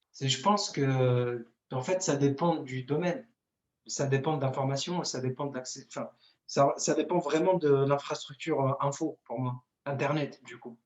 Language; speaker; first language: French; non-native, local second language; Arabic